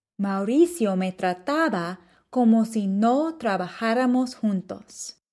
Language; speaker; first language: Spanish; non-native, fluent; English